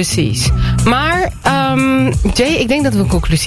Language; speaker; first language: Dutch; native; Dutch